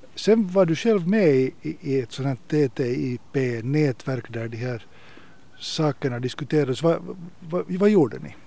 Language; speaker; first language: Swedish; native; Swedish